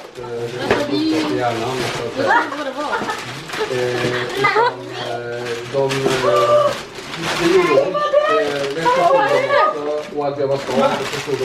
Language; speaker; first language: Swedish; native; Swedish